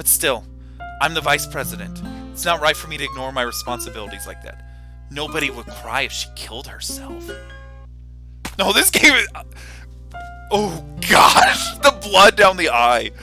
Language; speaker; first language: English; native; English